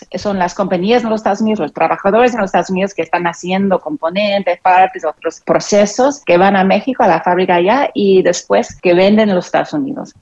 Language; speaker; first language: Spanish; non-native, fluent; English